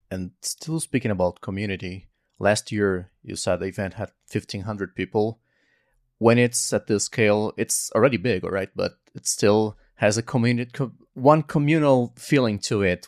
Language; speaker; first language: English; non-native, fluent; Portuguese